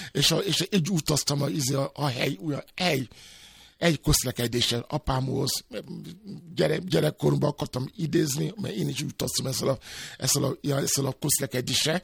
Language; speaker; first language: Hungarian; non-native, fluent; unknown